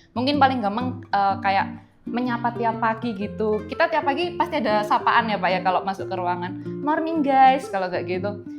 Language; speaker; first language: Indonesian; native; Indonesian